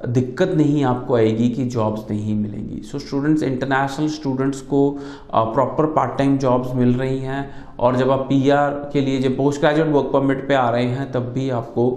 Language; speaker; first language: Hindi; non-native, local second language; Punjabi